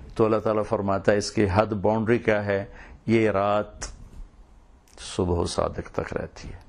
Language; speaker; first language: Urdu; non-native, local second language; Punjabi